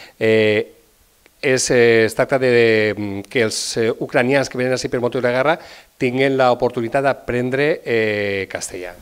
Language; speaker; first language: Catalan; native; Catalan